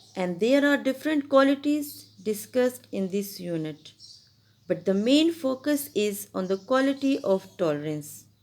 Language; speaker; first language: English; non-native, local second language; Urdu